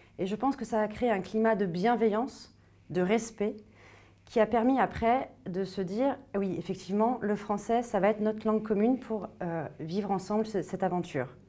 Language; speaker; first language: French; native; French